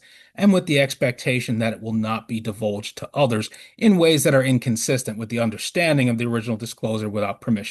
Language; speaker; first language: English; native; English